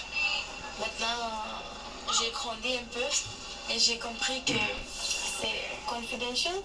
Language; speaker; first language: French; non-native, learner; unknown